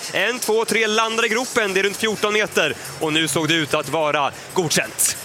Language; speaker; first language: Swedish; native; Swedish